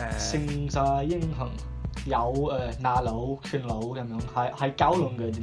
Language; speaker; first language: Cantonese; non-native, learner; English